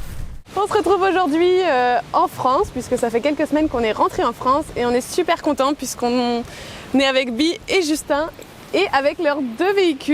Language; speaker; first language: French; native; French